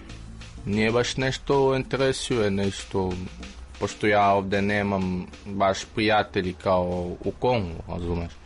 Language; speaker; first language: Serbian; non-native, fluent; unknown